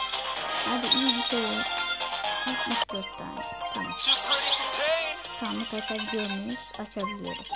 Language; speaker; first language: Turkish; native; Turkish